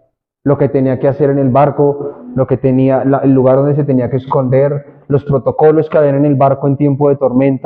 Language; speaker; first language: Spanish; native; Spanish